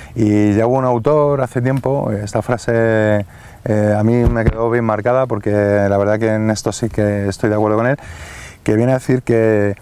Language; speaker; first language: Spanish; native; Spanish